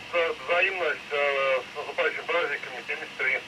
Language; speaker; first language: Russian; native; Russian